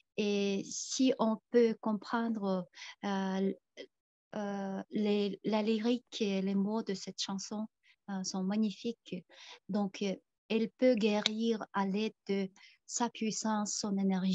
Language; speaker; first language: French; non-native, fluent; Tuvinian